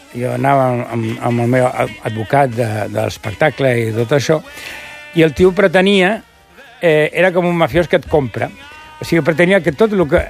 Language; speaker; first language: Catalan; non-native, local second language; Spanish